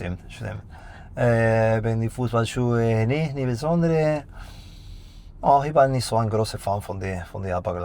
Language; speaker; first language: German; non-native, fluent; Spanish